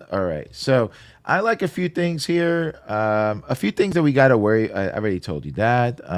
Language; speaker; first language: English; native; English